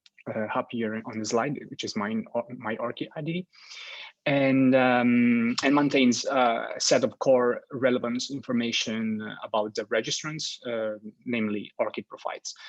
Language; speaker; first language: English; non-native, fluent; Italian